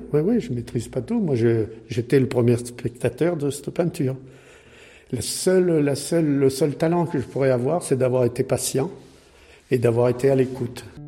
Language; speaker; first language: French; native; French